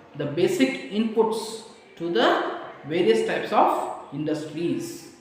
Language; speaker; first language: English; non-native, local second language; Kannada